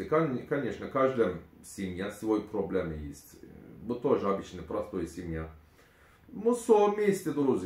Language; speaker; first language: Russian; non-native, learner; Turkish